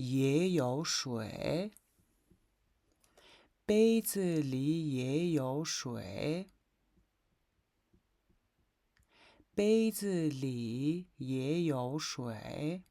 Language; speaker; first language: Chinese; non-native, fluent; Mongolian